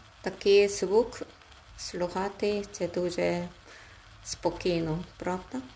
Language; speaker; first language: Ukrainian; non-native, learner; Korean